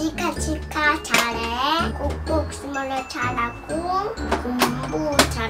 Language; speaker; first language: Korean; early bilingual, other home language; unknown